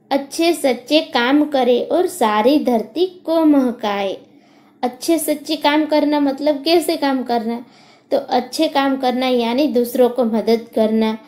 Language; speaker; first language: Hindi; non-native, local second language; Gujarati